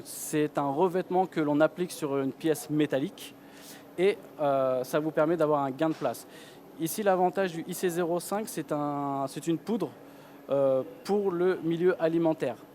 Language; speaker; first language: French; native; French